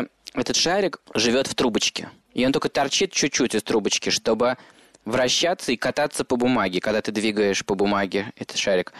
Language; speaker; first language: Russian; native; Russian